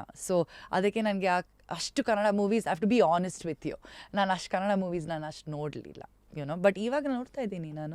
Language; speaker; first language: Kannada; non-native, local second language; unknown